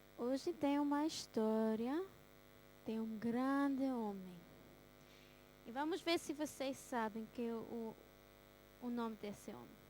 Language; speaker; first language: Portuguese; early bilingual, heritage; Portuguese